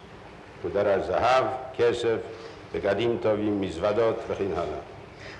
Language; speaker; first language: Hebrew; non-native, fluent; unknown